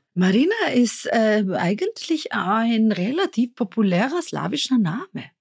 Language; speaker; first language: German; early bilingual, other home language; Serbian